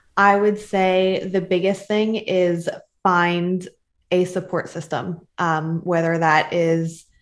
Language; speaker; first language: English; native; English